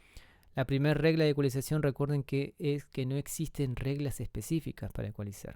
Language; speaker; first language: Spanish; native; Spanish